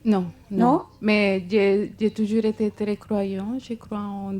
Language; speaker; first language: French; non-native, fluent; Spanish